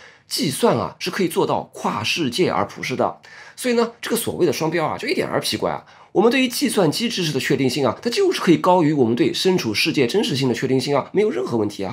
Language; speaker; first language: Chinese; native; Chinese